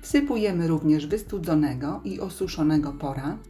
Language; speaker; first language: Polish; native; Polish